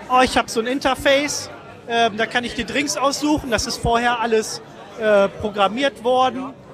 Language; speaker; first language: German; native; German